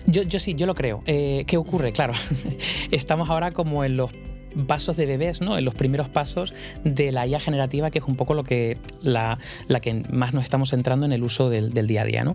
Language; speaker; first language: Spanish; native; Spanish